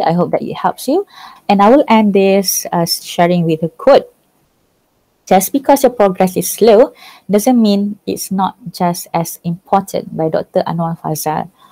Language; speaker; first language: English; non-native, local second language; Malay